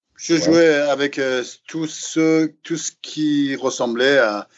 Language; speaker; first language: French; non-native, fluent; Persian